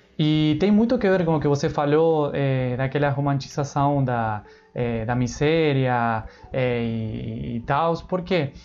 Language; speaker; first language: Portuguese; non-native, fluent; Spanish